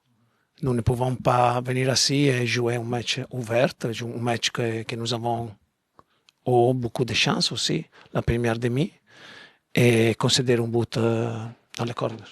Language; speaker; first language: French; non-native, learner; Italian